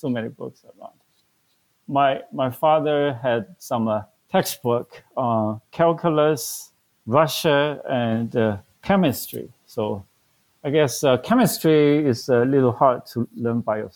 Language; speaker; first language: English; non-native, fluent; Chinese